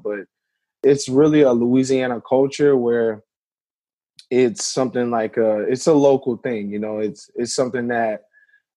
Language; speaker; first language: English; native; English